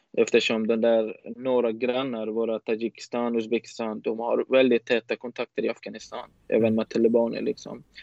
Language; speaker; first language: Swedish; non-native, fluent; Persian